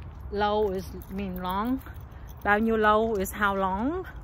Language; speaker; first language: English; non-native, fluent; Vietnamese